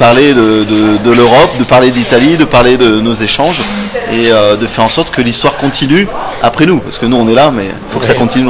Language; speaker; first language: French; native; French